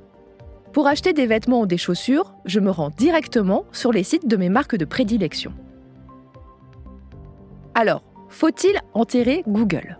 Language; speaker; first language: French; native; French